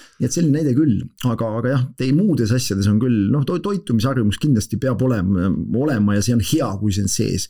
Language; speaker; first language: Estonian; native; Estonian